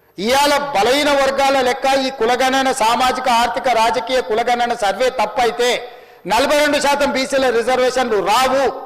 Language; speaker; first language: Telugu; native; Telugu